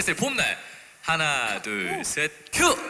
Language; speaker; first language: Korean; native; Korean